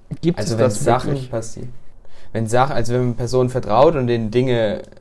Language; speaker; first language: German; native; German